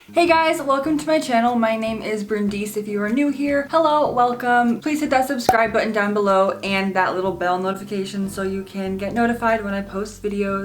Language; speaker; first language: English; native; English